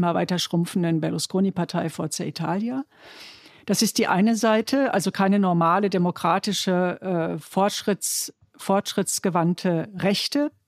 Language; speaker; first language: German; native; German